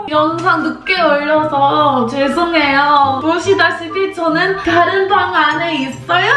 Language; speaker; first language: Korean; non-native, fluent; English